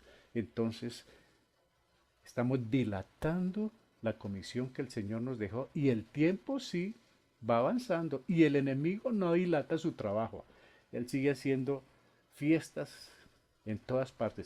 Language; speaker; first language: Spanish; native; Spanish